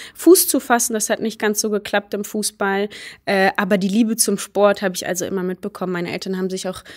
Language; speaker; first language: German; early bilingual, other home language; Polish